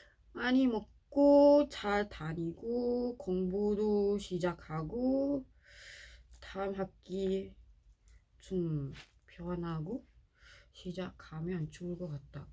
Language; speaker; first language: Korean; non-native, learner; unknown